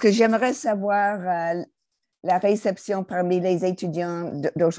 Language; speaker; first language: French; non-native, fluent; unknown